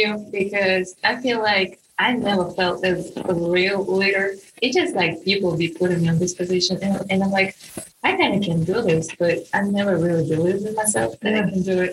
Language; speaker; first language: English; non-native, fluent; Russian